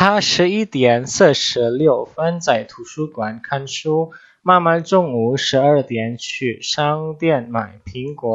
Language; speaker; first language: Chinese; non-native, fluent; Indonesian